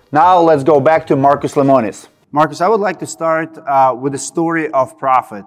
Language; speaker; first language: English; non-native, fluent; Russian